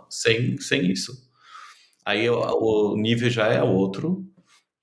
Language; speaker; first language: Portuguese; non-native, fluent; German